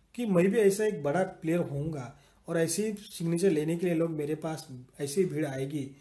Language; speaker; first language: Hindi; non-native, local second language; Marathi